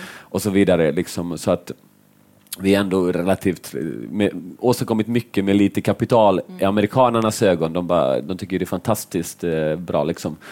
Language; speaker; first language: Swedish; early bilingual, other home language; Finnish